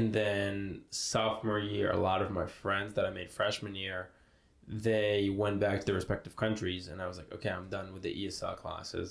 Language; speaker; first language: English; non-native, fluent; Hebrew